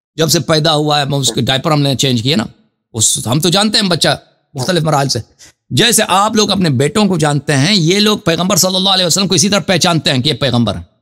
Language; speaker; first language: Urdu; non-native, fluent; Persian